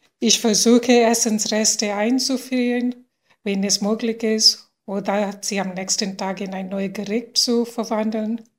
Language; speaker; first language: German; non-native, fluent; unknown